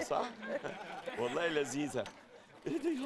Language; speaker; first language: Arabic; native; Arabic